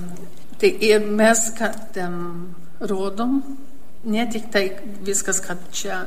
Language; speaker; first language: Lithuanian; early bilingual, heritage; Lithuanian